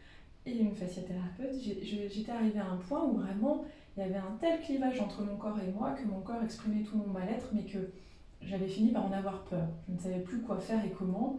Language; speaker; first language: French; native; French